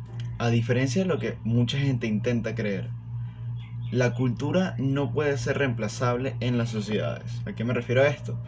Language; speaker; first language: Spanish; native; Spanish